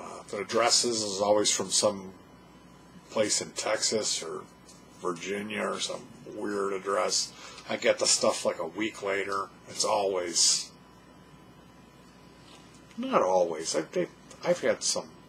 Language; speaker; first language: English; native; English